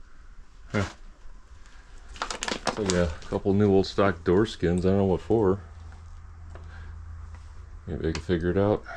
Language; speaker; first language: English; native; English